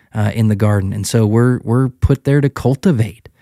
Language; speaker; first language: English; native; English